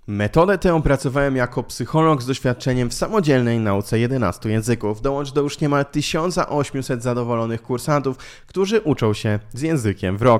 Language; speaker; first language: Polish; native; Polish